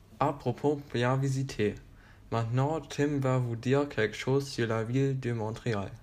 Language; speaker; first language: French; non-native, learner; German